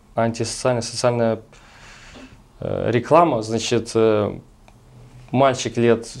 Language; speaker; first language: Russian; native; Russian